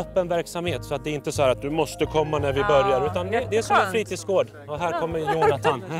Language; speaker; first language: Swedish; native; Swedish